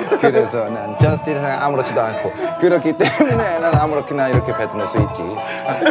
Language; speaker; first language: Korean; early bilingual, heritage; Korean